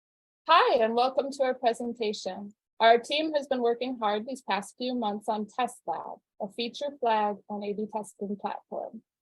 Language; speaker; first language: English; native; English